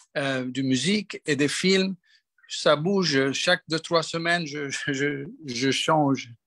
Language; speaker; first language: French; non-native, local second language; Arabic